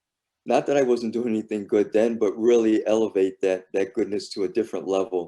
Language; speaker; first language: English; native; English